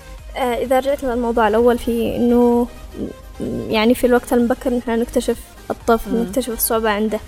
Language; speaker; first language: Arabic; native; Arabic